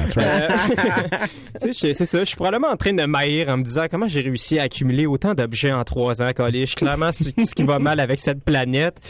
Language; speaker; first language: French; native; French